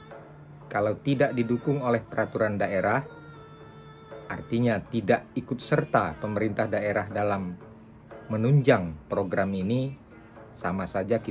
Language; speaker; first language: Indonesian; non-native, local second language; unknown